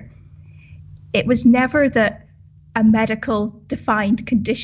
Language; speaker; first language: English; native; English